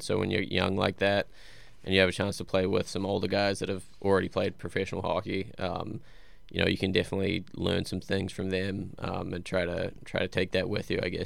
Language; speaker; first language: English; native; English